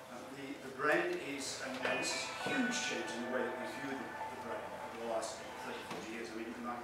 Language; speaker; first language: English; native; English